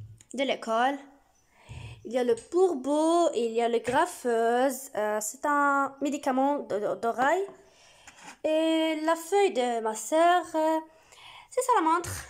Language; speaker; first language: French; non-native, learner; Arabic